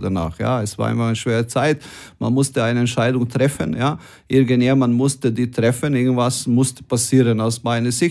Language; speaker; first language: German; non-native, fluent; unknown